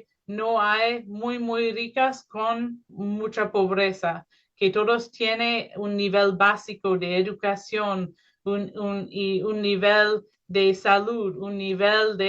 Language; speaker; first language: Spanish; non-native, fluent; English